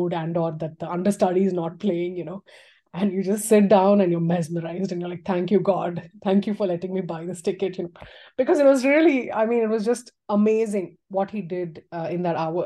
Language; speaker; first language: English; non-native, local second language; Tamil